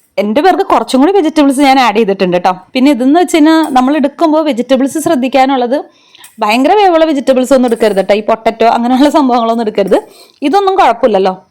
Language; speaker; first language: Malayalam; native; Malayalam